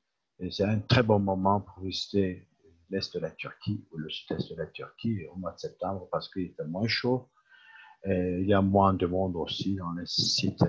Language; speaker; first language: French; non-native, fluent; Turkish